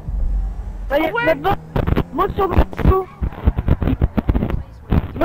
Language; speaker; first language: French; native; French